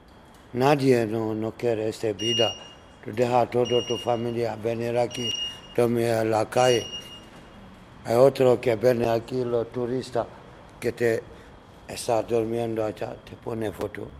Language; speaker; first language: Spanish; non-native, learner; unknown